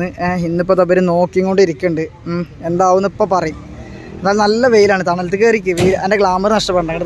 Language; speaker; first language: Malayalam; native; Malayalam